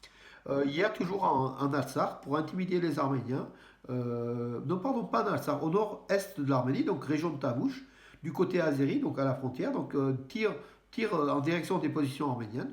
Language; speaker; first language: French; native; French